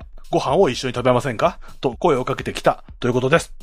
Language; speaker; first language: Japanese; native; Japanese